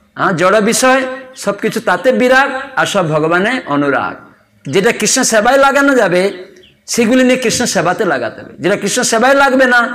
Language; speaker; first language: Bangla; non-native, fluent; Odia